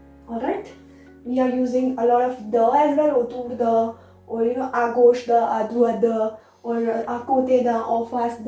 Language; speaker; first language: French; non-native, learner; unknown